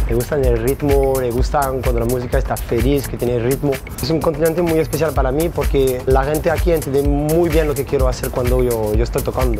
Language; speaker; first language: Spanish; non-native, fluent; French